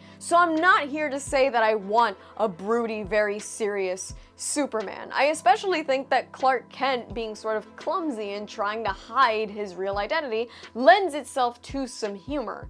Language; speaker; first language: English; native; English